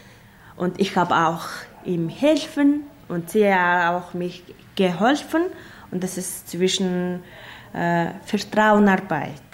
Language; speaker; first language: German; non-native, learner; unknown